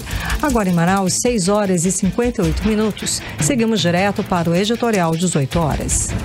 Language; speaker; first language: Portuguese; native; Portuguese